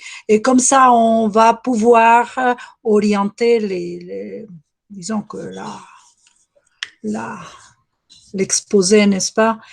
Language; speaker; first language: French; non-native, fluent; Spanish